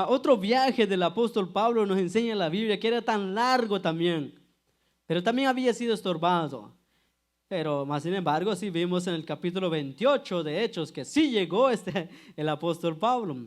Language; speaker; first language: Spanish; native; Spanish